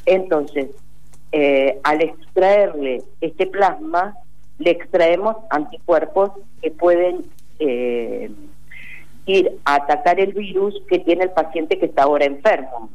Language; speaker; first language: Spanish; native; Spanish